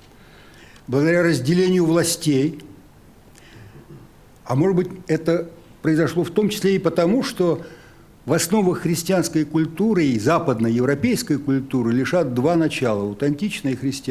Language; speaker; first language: Russian; native; Russian